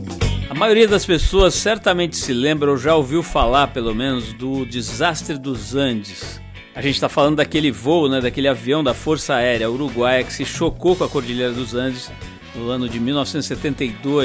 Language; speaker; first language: Portuguese; native; Portuguese